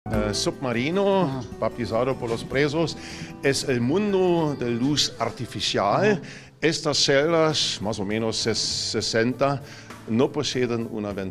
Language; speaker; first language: Spanish; non-native, fluent; German